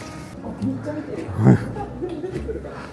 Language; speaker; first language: Japanese; native; Japanese